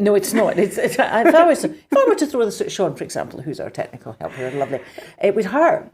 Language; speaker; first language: English; native; English